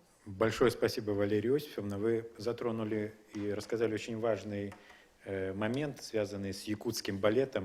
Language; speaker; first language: Russian; native; Russian